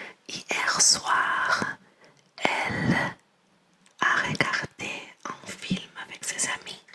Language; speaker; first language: French; non-native, learner; English